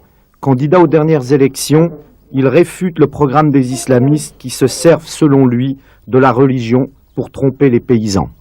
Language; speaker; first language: French; native; French